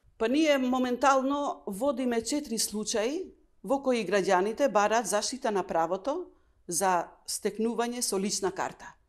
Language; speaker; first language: Macedonian; non-native, local second language; Albanian